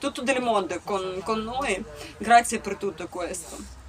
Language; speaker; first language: Italian; non-native, learner; Ukrainian